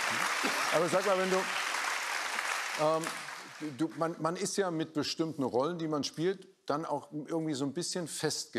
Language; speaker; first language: German; native; German